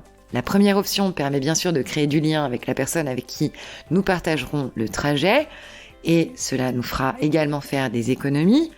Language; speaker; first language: French; native; French